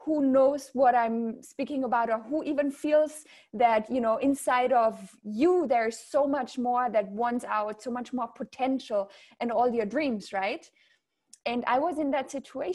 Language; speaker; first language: English; non-native, fluent; German